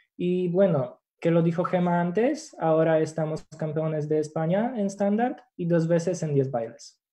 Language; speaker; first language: Spanish; non-native, fluent; Polish